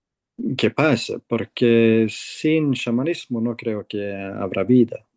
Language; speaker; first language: Spanish; non-native, fluent; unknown